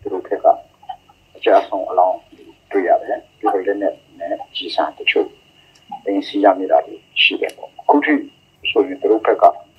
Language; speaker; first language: Burmese; non-native, local second language; Hakha Chin